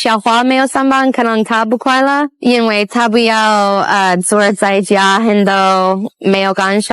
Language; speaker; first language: Chinese; non-native, learner; English